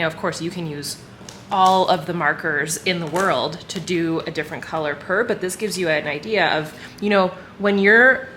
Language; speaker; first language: English; native; English